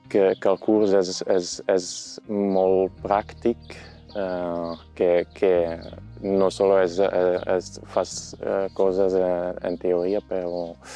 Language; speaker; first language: Catalan; non-native, fluent; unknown